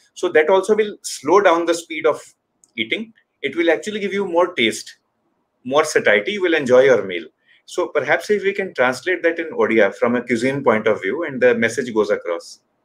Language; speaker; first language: English; non-native, local second language; Hindi